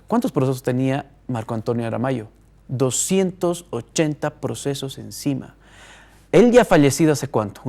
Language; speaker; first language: Spanish; native; Spanish